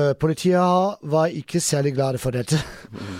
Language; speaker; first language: Norwegian; non-native, learner; German